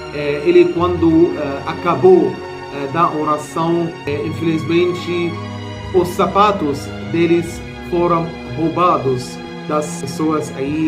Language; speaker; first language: Portuguese; non-native, fluent; Arabic